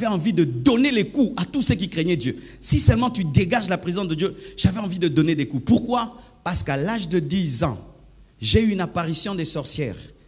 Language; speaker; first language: French; non-native, local second language; Swahili